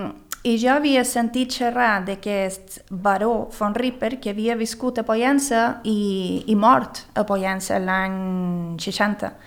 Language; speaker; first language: Catalan; early bilingual, other home language; Swedish